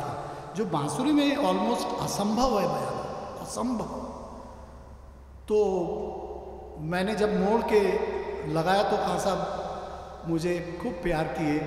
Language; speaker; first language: Hindi; native; Hindi